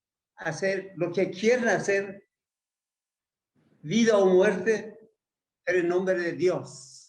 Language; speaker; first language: Spanish; non-native, fluent; Persian